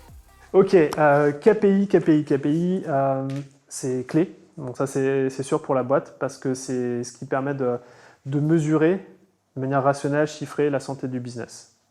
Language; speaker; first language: French; native; French